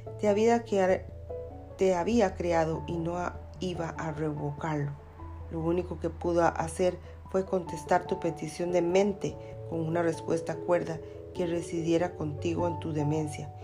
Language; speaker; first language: Spanish; native; Spanish